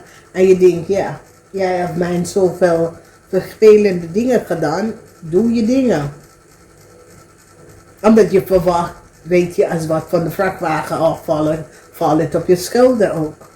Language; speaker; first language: Dutch; non-native, learner; English